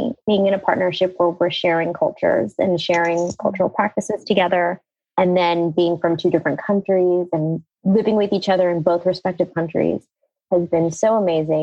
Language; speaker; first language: English; native; English